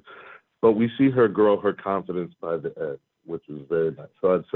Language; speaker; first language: English; native; English